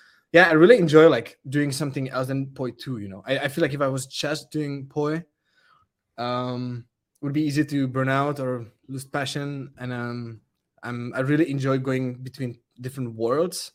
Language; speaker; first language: English; non-native, fluent; Czech